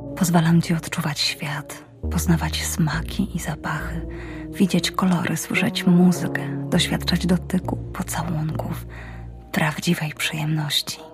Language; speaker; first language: Polish; native; Polish